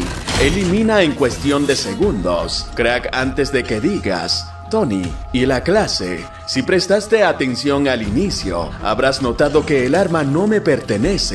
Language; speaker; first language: Spanish; native; Spanish